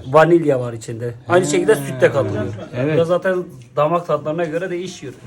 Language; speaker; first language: Turkish; native; Turkish